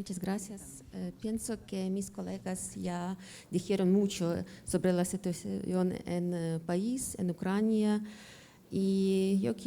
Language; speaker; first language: Spanish; non-native, learner; Ukrainian